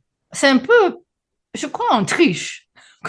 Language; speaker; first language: French; non-native, fluent; English